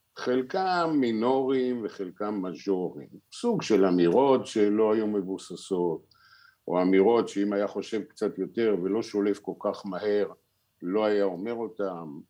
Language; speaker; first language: Hebrew; native; Hebrew